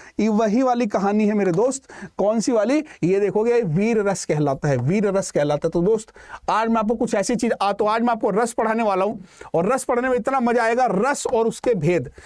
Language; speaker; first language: Hindi; native; Hindi